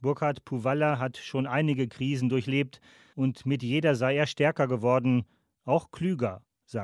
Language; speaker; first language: German; native; German